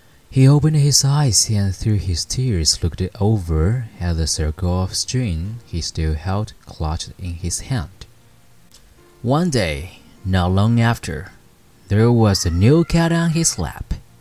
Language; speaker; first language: English; non-native, fluent; Chinese